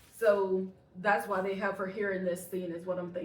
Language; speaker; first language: English; native; English